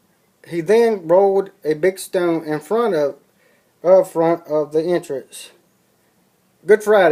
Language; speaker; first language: English; native; English